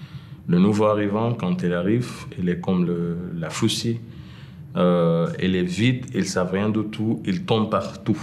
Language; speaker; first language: French; non-native, fluent; Arabic